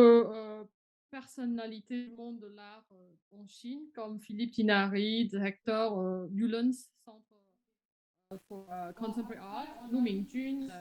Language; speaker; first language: French; non-native, fluent; Chinese